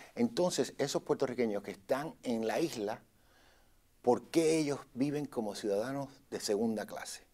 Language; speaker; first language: Spanish; native; Spanish